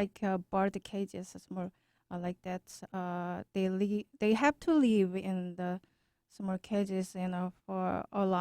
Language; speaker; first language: English; non-native, learner; Korean